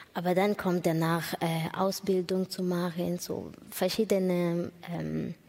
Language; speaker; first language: German; non-native, learner; Kinyarwanda